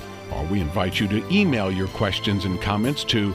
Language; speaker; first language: English; native; English